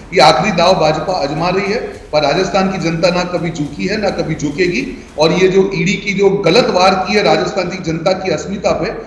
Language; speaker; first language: Hindi; non-native, local second language; Gujarati